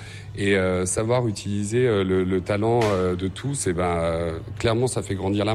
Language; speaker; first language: French; native; French